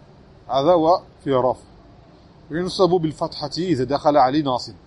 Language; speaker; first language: Arabic; non-native, fluent; French